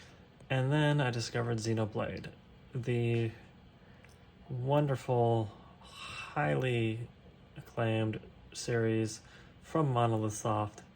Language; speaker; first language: English; native; English